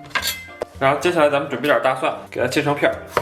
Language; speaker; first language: Chinese; native; Chinese